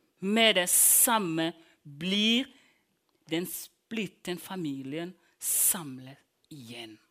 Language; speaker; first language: Norwegian; non-native, fluent; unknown